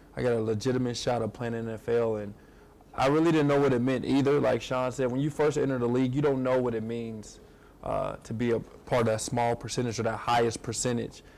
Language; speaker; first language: English; native; English